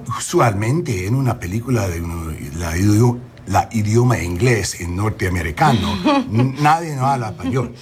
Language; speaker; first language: Spanish; non-native, learner; English